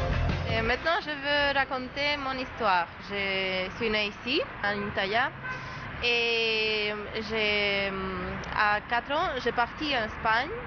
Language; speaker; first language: French; non-native, learner; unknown